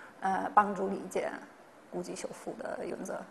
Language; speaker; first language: Chinese; non-native, fluent; Polish